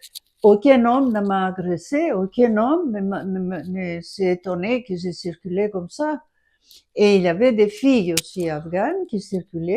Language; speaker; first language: French; non-native, fluent; Greek